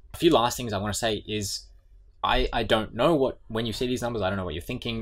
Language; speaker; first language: English; native; English